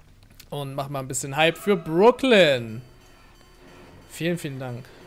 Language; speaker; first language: German; native; German